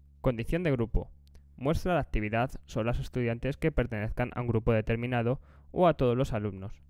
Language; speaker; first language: Spanish; native; Spanish